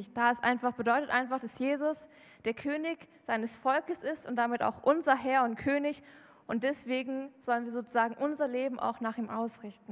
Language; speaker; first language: German; native; German